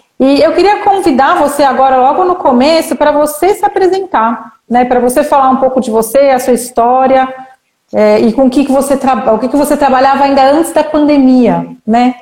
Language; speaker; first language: Portuguese; native; Portuguese